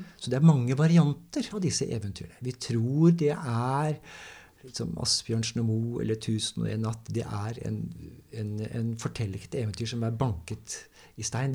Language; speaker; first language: Norwegian; native; Norwegian